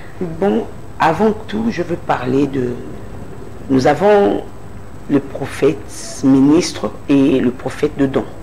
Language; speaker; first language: French; non-native, local second language; Lingala